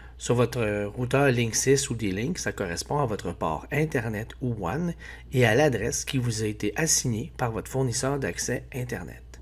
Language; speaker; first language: French; native; French